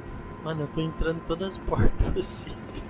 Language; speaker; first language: Portuguese; native; Portuguese